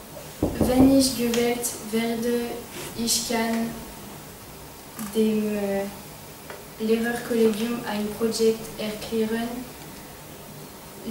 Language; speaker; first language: German; non-native, learner; French